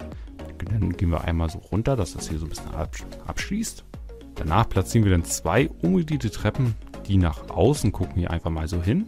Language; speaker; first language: German; native; German